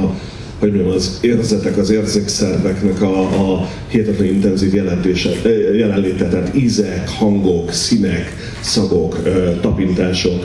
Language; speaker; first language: Hungarian; native; Hungarian